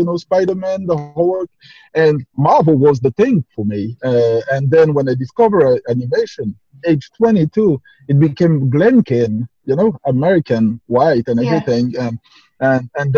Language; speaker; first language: English; non-native, fluent; French